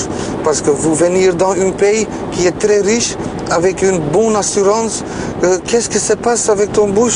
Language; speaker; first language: French; non-native, learner; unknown